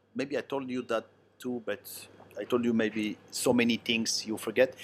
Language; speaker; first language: English; non-native, learner; Italian